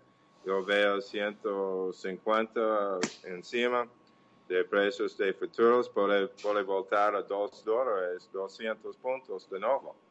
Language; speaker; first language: Portuguese; non-native, learner; English